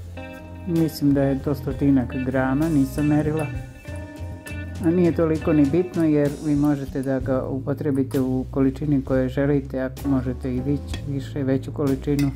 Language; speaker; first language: Serbian; native; Serbian